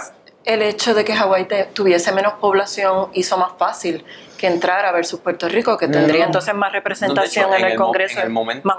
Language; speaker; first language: Spanish; native; Spanish